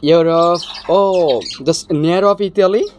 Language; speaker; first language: English; non-native, learner; Bangla